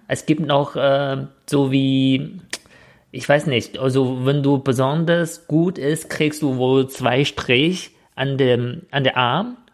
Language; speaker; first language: German; non-native, fluent; Chinese